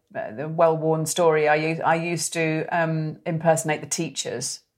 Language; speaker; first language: English; native; English